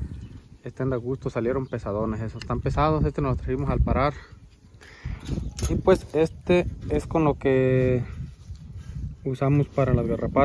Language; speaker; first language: Spanish; native; Spanish